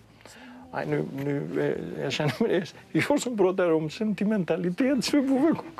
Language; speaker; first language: Swedish; non-native, fluent; Greek